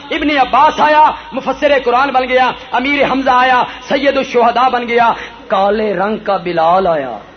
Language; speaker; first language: Urdu; non-native, local second language; Punjabi